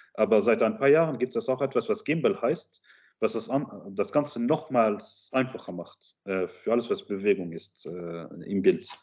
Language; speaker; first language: German; non-native, local second language; Arabic